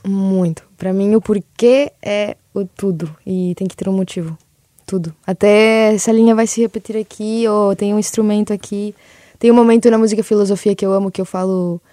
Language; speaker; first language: Portuguese; early bilingual, other home language; Spanish